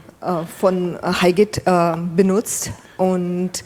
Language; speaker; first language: German; non-native, fluent; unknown